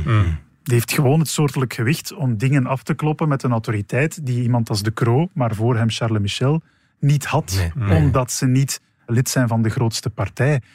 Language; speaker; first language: Dutch; native; Dutch